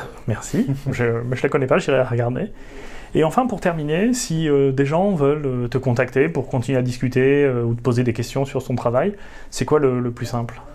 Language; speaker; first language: French; native; French